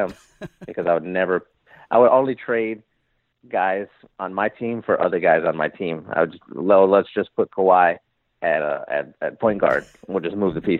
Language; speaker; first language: English; native; English